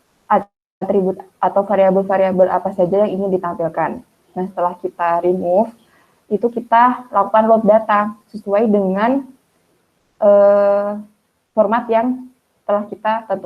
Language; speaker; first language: Indonesian; native; Indonesian